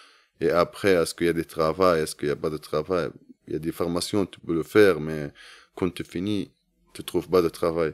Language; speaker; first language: French; non-native, learner; Arabic